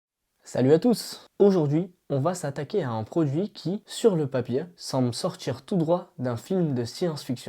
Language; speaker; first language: French; native; French